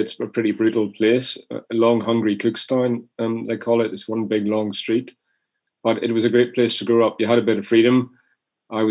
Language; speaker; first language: English; native; English